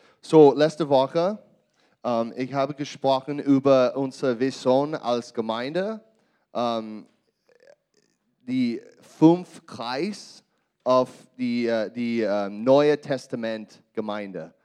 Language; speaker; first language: German; non-native, learner; English